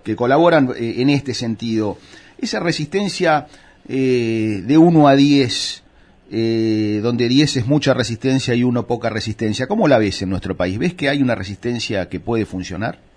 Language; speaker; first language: Spanish; native; Spanish